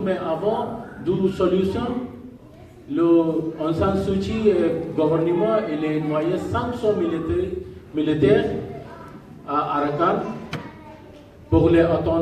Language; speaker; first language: French; non-native, learner; Rohingya